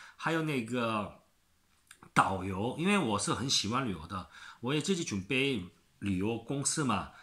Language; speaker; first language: Chinese; non-native, learner; Korean